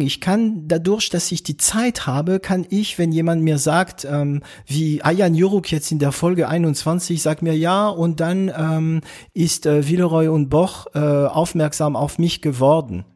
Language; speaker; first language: German; non-native, fluent; French